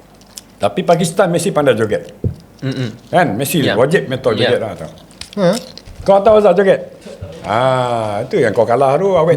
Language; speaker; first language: Malay; native; Malay